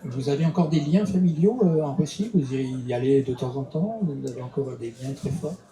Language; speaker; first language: French; native; French